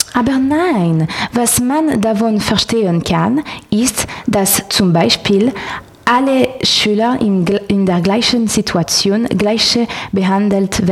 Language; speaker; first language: German; non-native, learner; French